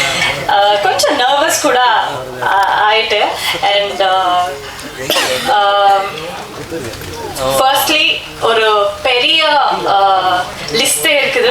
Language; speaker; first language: Tamil; non-native, learner; Kannada